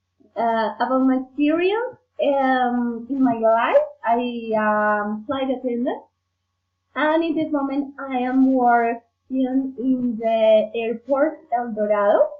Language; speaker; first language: English; non-native, learner; Spanish